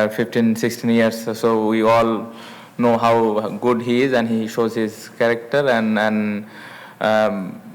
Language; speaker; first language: English; non-native, local second language; Bangla